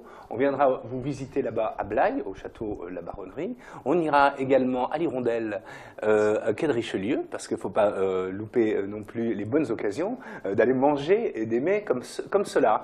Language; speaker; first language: French; native; French